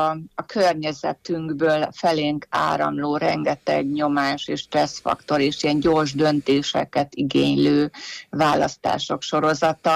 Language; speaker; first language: Hungarian; native; Hungarian